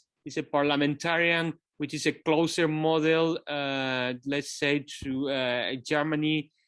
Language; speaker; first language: English; non-native, fluent; Kabuverdianu